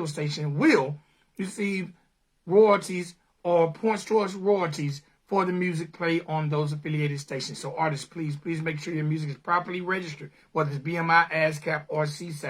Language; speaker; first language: English; native; English